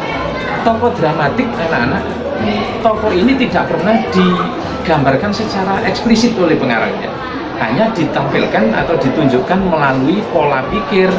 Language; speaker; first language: Indonesian; native; Indonesian